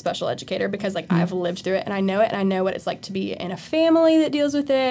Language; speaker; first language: English; native; English